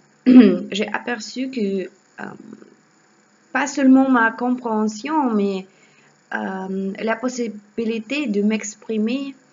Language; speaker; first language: French; non-native, learner; Russian